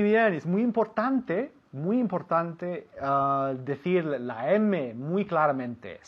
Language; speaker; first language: Spanish; non-native, fluent; English